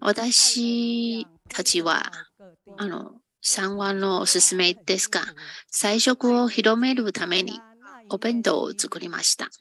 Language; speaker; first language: Japanese; non-native, fluent; Chinese